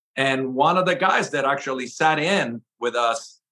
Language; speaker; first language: English; early bilingual, other home language; Spanish